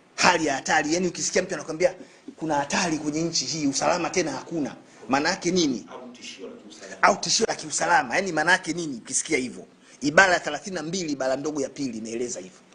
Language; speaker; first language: Swahili; native; Swahili